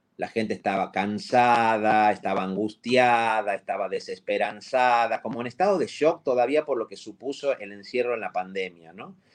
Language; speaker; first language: Spanish; native; Spanish